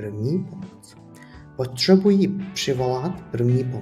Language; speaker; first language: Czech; non-native, fluent; Mongolian